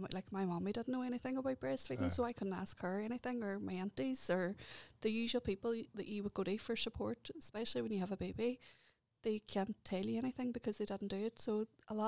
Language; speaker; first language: English; native; English